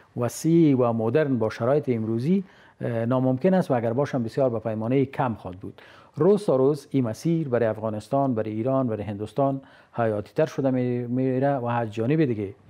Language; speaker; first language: Persian; native; Persian